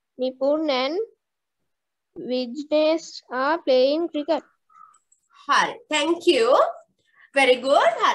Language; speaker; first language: English; non-native, learner; Sinhala